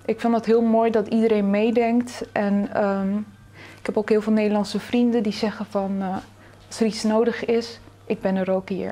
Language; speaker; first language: Dutch; early bilingual, other home language; Turkish